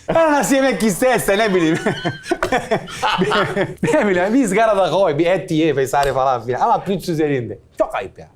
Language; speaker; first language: Turkish; non-native, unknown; Italian